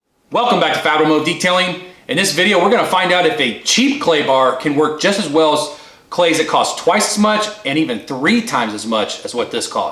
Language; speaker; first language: English; native; English